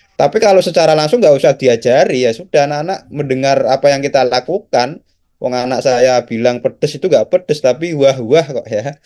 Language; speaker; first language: Indonesian; non-native, local second language; Javanese